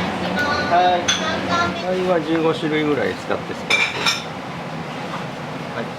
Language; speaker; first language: Japanese; native; Japanese